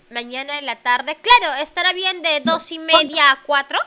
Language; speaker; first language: Spanish; native; Spanish